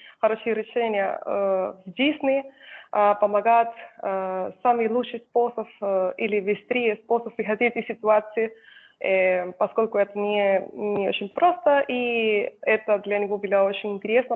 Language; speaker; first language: Russian; non-native, fluent; Spanish